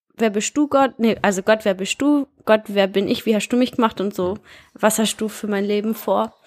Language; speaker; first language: German; early bilingual, heritage; German